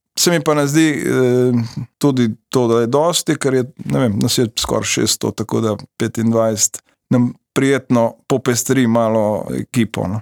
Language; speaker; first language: Slovenian; native; Slovenian